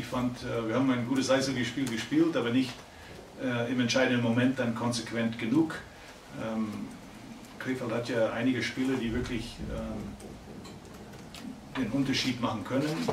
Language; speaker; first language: German; native; German